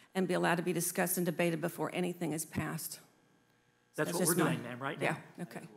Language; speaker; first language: English; native; English